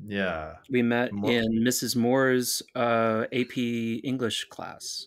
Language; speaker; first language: English; native; English